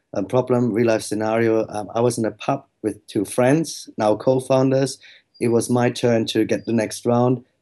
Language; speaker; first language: English; non-native, fluent; German